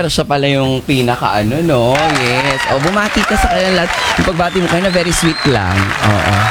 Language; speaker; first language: Filipino; native; Filipino